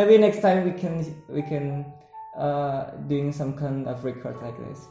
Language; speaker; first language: English; non-native, learner; Indonesian